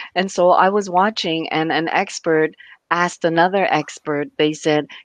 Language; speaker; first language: English; native; English